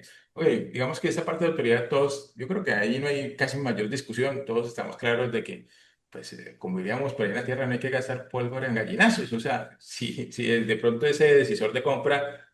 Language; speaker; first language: Spanish; native; Spanish